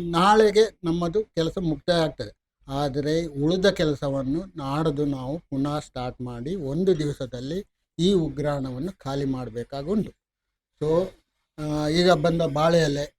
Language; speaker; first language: Kannada; non-native, local second language; Konkani